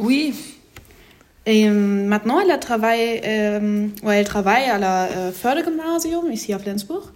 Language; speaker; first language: French; non-native, fluent; German